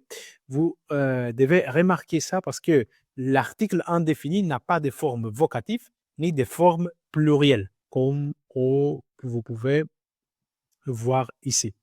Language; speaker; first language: French; non-native, learner; Greek